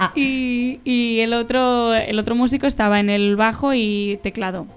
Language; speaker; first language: Spanish; native; Spanish